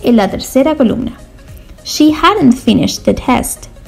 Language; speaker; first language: English; non-native, fluent; Spanish